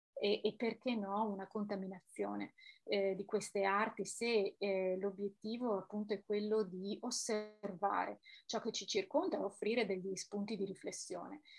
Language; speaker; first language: Italian; native; Italian